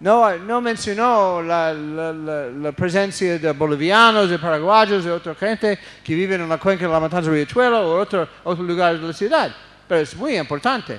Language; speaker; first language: Spanish; non-native, fluent; English